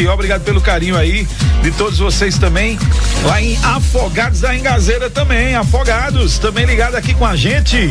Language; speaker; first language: Portuguese; native; Portuguese